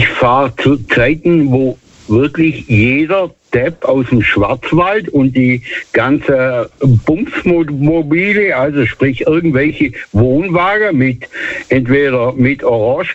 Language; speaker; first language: German; native; German